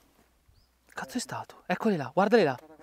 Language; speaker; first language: Italian; native; Italian